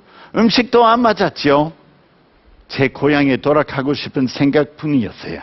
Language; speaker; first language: Korean; non-native, fluent; English